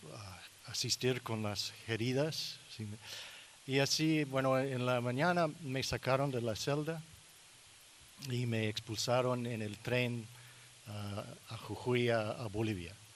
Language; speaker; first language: Spanish; non-native, learner; English